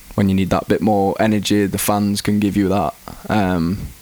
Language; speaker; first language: English; native; English